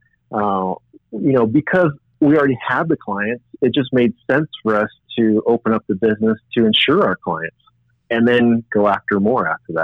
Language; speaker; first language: English; native; English